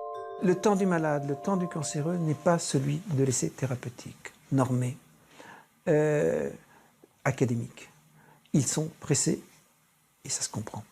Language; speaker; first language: French; native; French